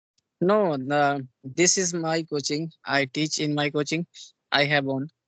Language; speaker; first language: English; non-native, local second language; Hindi